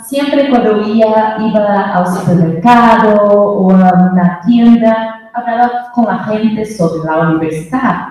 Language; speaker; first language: Spanish; non-native, fluent; Portuguese